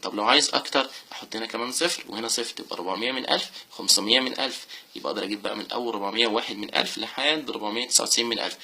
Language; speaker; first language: Arabic; native; Arabic